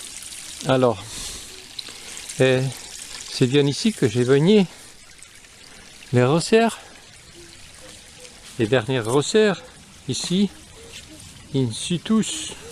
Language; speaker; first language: French; non-native, fluent; Spanish